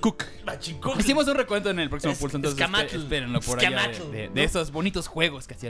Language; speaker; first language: Spanish; native; Spanish